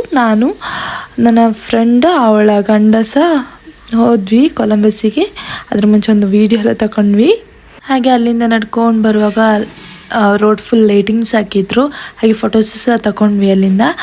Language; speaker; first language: Kannada; native; Kannada